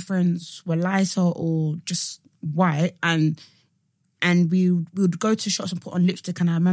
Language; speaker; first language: English; native; English